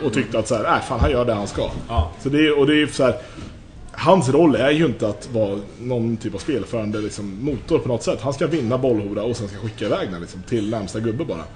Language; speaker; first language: Swedish; native; Swedish